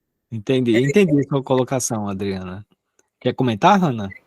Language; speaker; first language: Portuguese; native; Portuguese